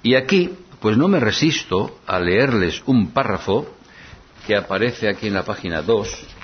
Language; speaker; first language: Spanish; non-native, local second language; Basque